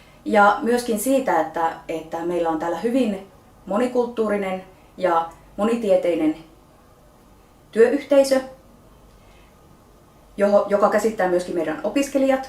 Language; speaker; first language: Finnish; native; Finnish